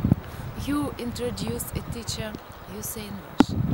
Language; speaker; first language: English; non-native, fluent; Russian